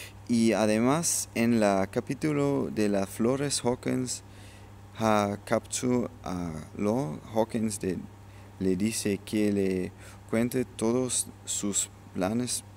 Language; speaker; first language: Spanish; non-native, learner; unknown